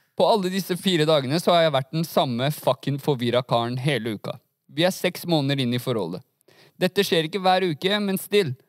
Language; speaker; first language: Norwegian; early bilingual, other home language; Persian